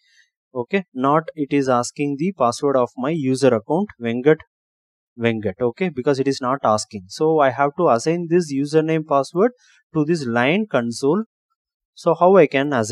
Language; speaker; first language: English; non-native, local second language; Tamil